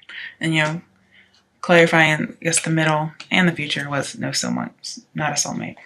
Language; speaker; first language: English; native; English